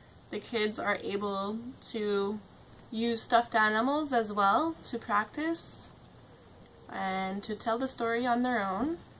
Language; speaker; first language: English; native; English